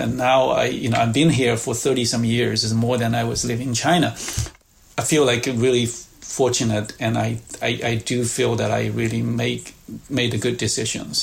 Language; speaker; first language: English; non-native, fluent; Chinese